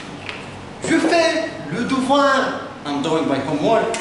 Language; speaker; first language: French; non-native, fluent; Arabic